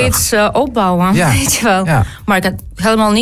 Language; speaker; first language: Dutch; non-native, learner; Ukrainian